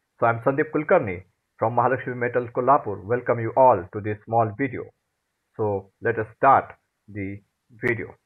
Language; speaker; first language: English; non-native, local second language; Marathi